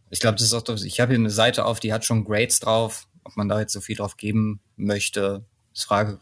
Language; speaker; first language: German; native; German